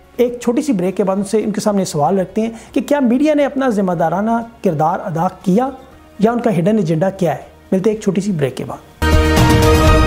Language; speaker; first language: Urdu; native; Urdu